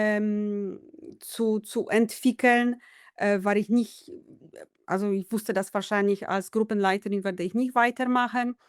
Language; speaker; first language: German; non-native, fluent; Polish